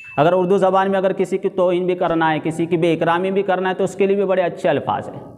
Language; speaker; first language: Urdu; native; Urdu